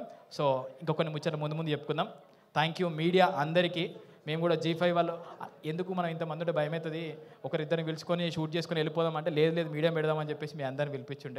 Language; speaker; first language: Telugu; native; Telugu